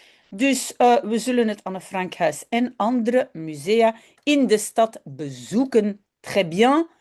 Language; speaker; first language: Dutch; non-native, fluent; French